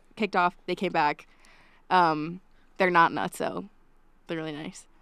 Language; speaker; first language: English; native; English